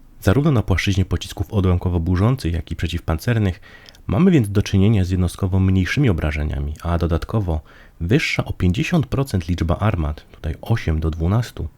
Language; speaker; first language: Polish; native; Polish